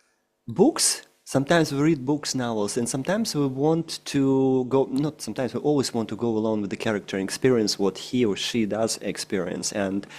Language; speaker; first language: English; non-native, fluent; Russian